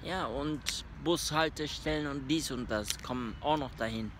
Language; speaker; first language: German; early bilingual, other home language; Turkish